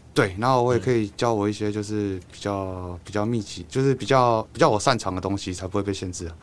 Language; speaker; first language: Chinese; native; Chinese